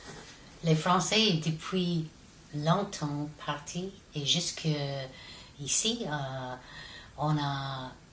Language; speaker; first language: French; non-native, local second language; English